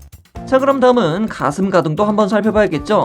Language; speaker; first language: Korean; native; Korean